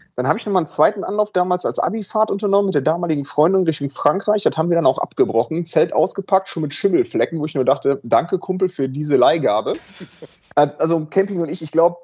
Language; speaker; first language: German; native; German